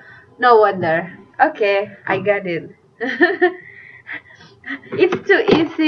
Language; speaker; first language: English; non-native, fluent; Indonesian